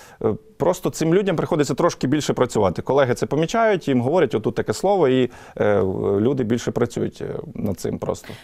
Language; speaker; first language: Ukrainian; native; Ukrainian